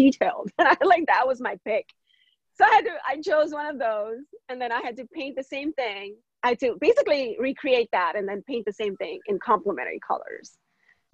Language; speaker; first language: English; non-native, local second language; Gujarati